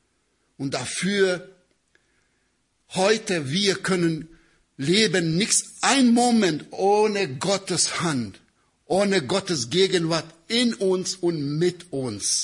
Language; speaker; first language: German; non-native, learner; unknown